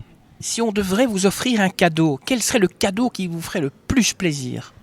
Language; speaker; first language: French; native; French